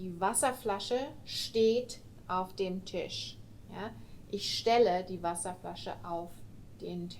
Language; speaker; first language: German; non-native, fluent; English